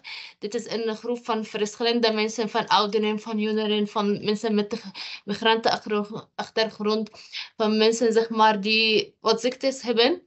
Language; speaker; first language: Dutch; non-native, fluent; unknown